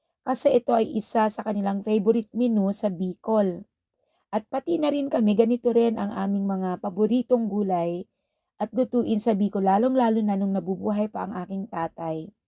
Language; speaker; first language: Filipino; native; Filipino